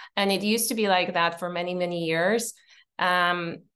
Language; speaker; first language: English; non-native, fluent; Polish